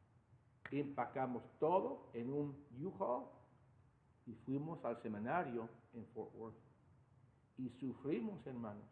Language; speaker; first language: Spanish; non-native, fluent; English